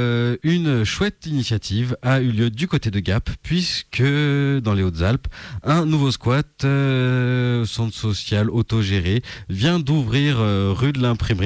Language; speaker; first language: French; native; French